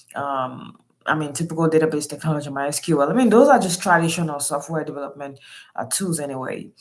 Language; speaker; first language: English; non-native, local second language; Yoruba